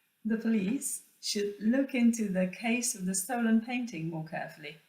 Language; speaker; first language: English; non-native, fluent; Polish